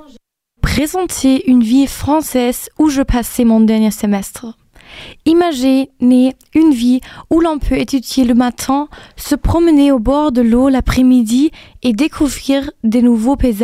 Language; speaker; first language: French; non-native, learner; German